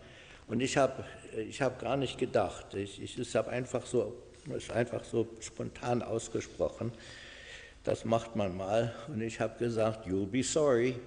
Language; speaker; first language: German; non-native, fluent; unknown